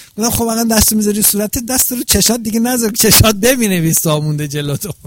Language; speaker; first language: Persian; native; Persian